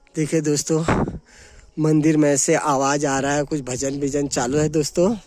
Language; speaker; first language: Hindi; native; Hindi